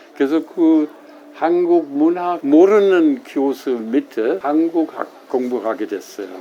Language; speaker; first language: Korean; non-native, fluent; German